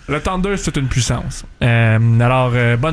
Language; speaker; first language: French; native; French